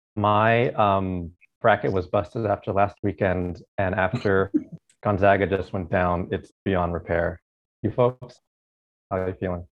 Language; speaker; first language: English; native; English